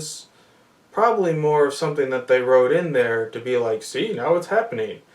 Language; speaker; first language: English; native; English